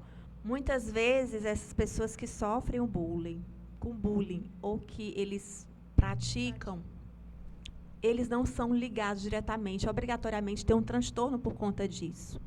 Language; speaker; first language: Portuguese; native; Portuguese